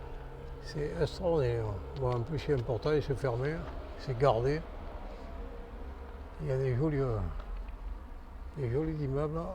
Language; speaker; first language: French; native; French